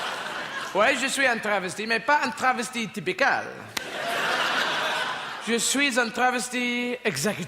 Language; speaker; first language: French; non-native, fluent; English